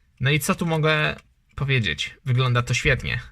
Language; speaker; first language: Polish; native; Polish